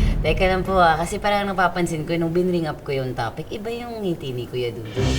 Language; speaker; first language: Filipino; native; Filipino